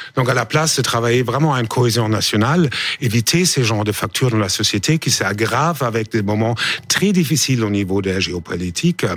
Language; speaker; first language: French; non-native, fluent; German